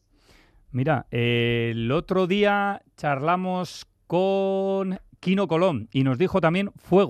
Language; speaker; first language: Spanish; native; Spanish